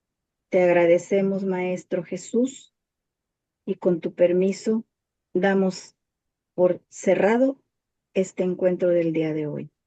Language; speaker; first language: Spanish; native; Spanish